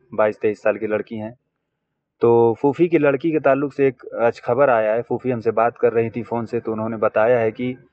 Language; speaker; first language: Hindi; native; Hindi